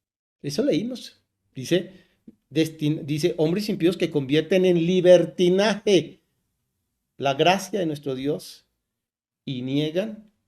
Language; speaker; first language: Spanish; native; Spanish